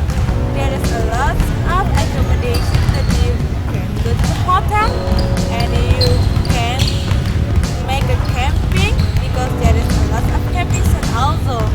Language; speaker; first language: English; non-native, learner; Indonesian